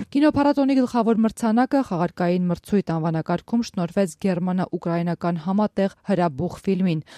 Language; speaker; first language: Armenian; native; Armenian